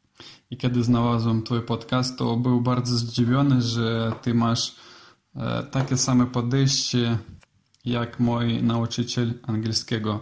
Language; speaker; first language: Polish; non-native, learner; Russian